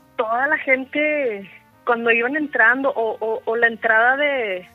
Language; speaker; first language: Spanish; native; Spanish